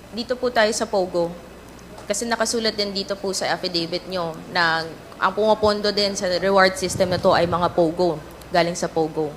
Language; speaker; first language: Filipino; native; Filipino